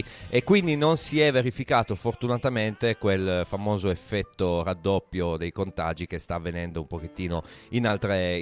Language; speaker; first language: Italian; native; Italian